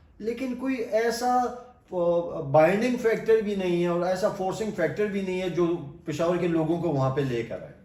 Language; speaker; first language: Urdu; non-native, local second language; Pashto